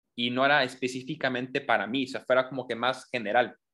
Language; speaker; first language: Spanish; native; Spanish